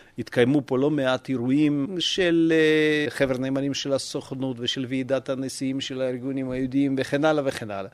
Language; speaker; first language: Hebrew; non-native, fluent; Russian